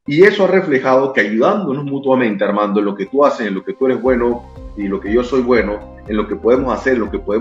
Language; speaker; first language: Spanish; native; Spanish